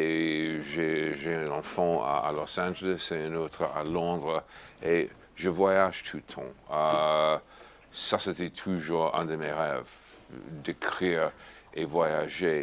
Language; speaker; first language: French; non-native, fluent; English